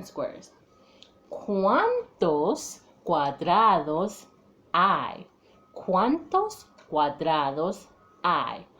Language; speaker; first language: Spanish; non-native, fluent; English